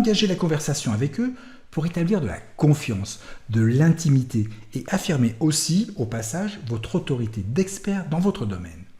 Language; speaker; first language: French; native; French